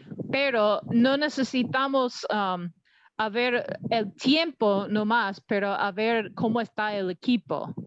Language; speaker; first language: Spanish; non-native, learner; English